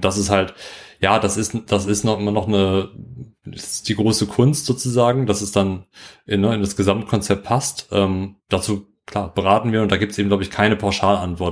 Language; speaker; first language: German; native; German